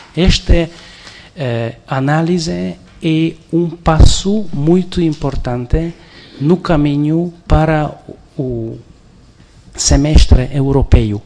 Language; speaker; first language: Portuguese; non-native, fluent; Hungarian